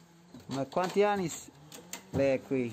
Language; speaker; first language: Italian; non-native, learner; English